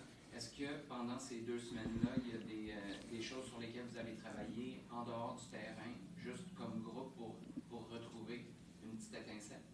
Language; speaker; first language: French; native; French